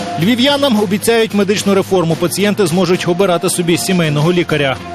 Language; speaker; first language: Ukrainian; native; Ukrainian